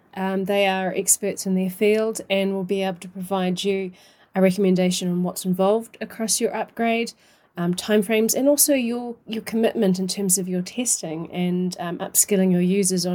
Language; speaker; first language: English; native; English